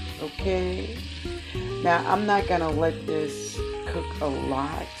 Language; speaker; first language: English; native; English